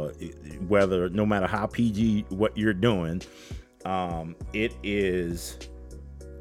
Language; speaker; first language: English; native; English